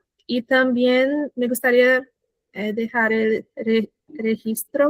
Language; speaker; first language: Spanish; non-native, fluent; Portuguese